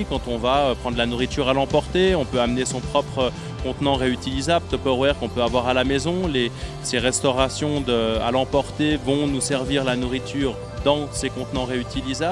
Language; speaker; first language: French; native; French